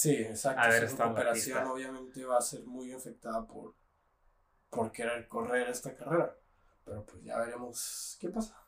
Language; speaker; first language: Spanish; native; Spanish